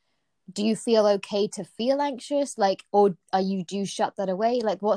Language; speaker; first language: English; native; English